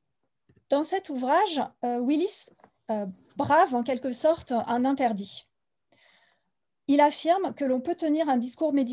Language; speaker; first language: French; native; French